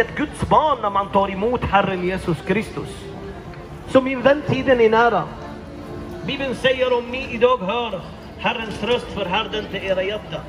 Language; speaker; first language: Swedish; non-native, fluent; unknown